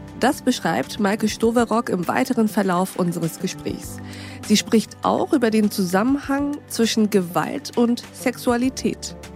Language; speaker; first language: German; native; German